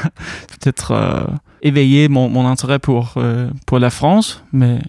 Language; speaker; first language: French; non-native, fluent; Danish